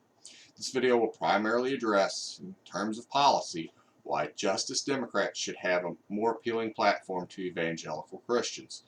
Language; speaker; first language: English; native; English